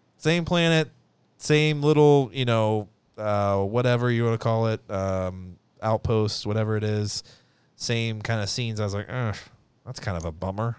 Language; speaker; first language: English; native; English